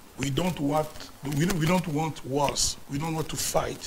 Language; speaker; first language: English; non-native, learner; Lingala